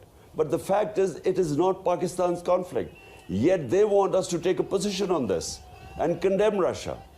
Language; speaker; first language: English; non-native, local second language; Urdu